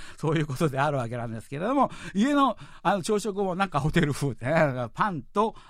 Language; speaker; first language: Japanese; non-native, fluent; Korean